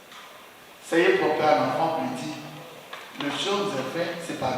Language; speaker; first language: French; non-native, learner; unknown